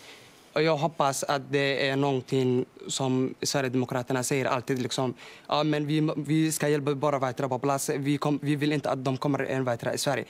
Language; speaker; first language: Swedish; non-native, learner; Somali